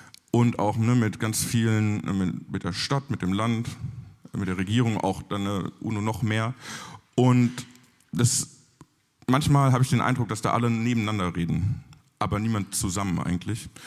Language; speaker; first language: German; native; German